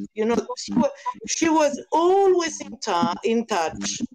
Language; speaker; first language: English; non-native, learner; Italian